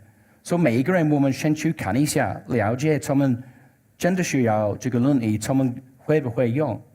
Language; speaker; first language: Chinese; non-native, learner; English